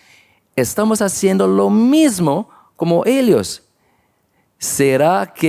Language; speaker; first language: Spanish; non-native, learner; English